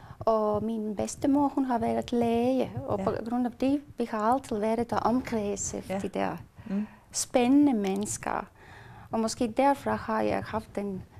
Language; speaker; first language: Danish; non-native, learner; Latvian